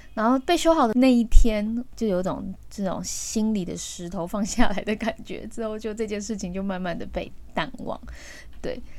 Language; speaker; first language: Chinese; early bilingual, heritage; Chinese